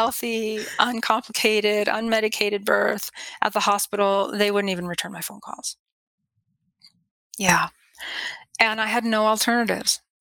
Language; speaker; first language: English; native; English